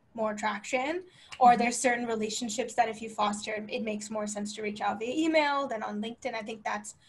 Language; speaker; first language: English; native; English